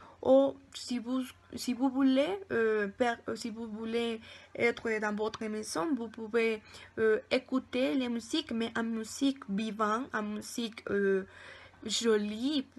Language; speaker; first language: French; non-native, learner; Spanish